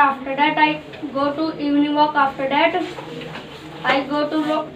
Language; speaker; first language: English; non-native, learner; Hindi